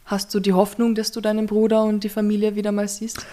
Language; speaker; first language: German; native; German